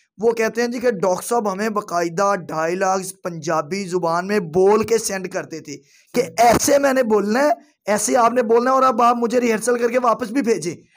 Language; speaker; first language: Urdu; non-native, local second language; Punjabi